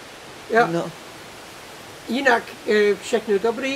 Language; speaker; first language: Czech; non-native, learner; English